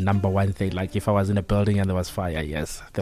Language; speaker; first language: English; non-native, local second language; Tswana